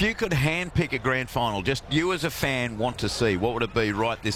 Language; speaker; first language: English; native; English